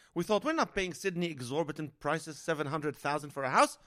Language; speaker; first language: English; non-native, fluent; Arabic